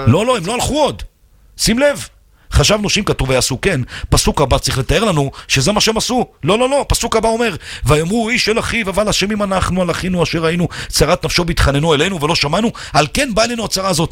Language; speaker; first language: Hebrew; native; Hebrew